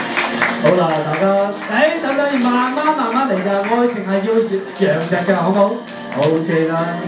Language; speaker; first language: Cantonese; native; Cantonese